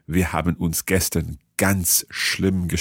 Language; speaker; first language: German; non-native, learner; English